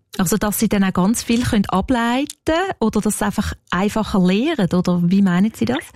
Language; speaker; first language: German; native; German